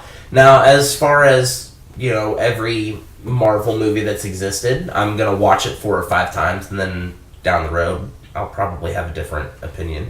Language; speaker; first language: English; native; English